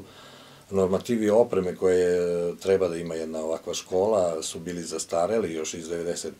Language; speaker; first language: Croatian; native; Croatian